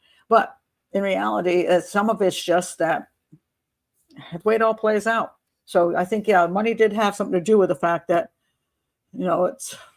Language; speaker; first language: English; native; English